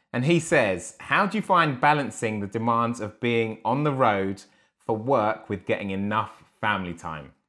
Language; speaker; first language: English; native; English